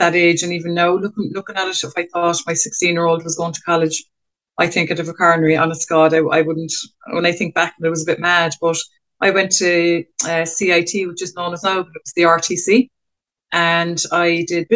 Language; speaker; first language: English; native; English